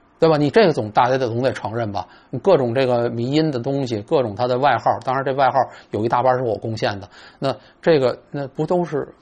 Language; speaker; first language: Chinese; native; Chinese